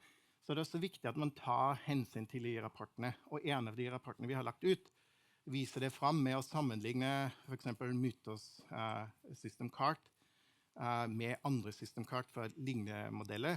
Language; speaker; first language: Norwegian; non-native, fluent; German